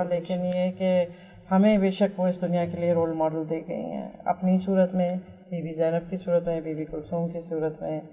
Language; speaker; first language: Urdu; native; Urdu